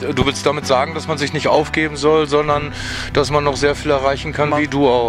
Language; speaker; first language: German; native; German